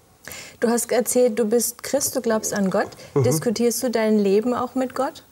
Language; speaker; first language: German; native; German